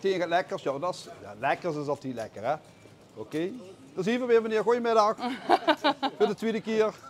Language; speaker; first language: Dutch; native; Dutch